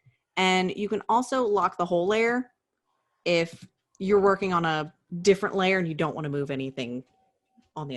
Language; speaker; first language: English; native; English